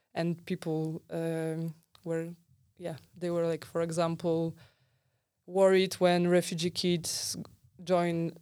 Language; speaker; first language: English; non-native, fluent; Polish